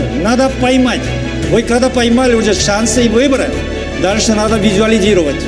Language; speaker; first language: Russian; non-native, learner; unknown